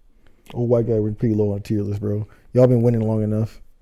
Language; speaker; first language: English; native; English